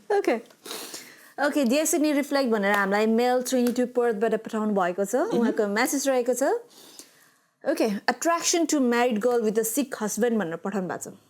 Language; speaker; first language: Nepali; native; Nepali